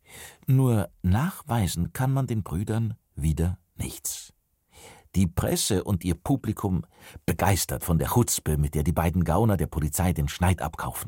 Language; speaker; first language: German; native; German